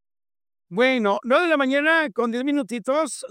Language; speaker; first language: Spanish; native; Spanish